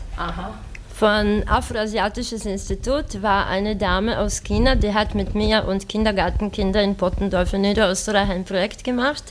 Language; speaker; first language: German; native; German